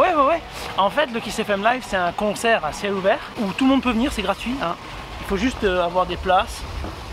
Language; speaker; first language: French; native; French